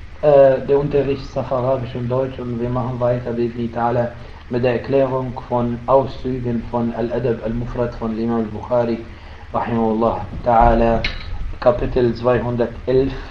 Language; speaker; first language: German; non-native, fluent; Arabic